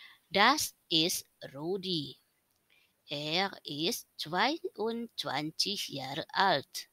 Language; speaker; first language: German; non-native, fluent; Indonesian